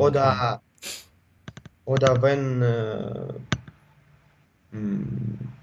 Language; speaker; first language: German; non-native, learner; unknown